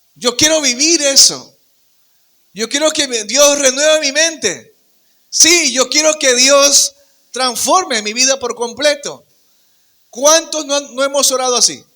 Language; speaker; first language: Spanish; native; Spanish